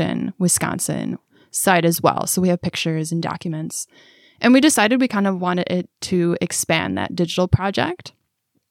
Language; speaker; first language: English; native; English